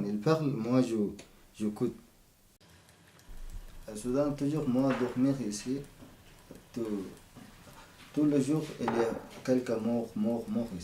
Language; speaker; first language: French; non-native, learner; Arabic